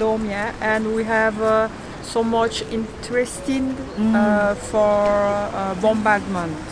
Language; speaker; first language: English; non-native, learner; French